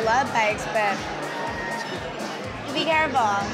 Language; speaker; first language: English; native; English